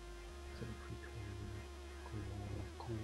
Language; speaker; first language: English; native; English